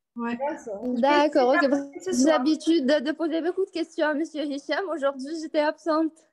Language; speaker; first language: French; non-native, local second language; Arabic